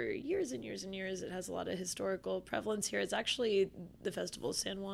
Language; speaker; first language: English; native; English